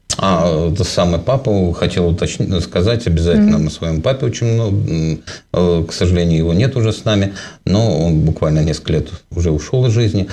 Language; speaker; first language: Russian; native; Russian